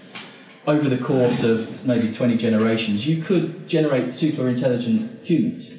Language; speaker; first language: English; native; English